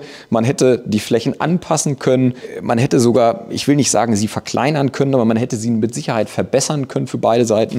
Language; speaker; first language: German; native; German